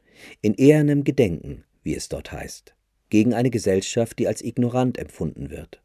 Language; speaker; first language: German; native; German